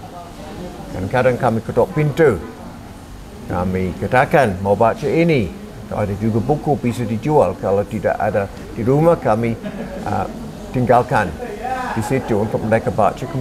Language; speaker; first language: Indonesian; non-native, fluent; English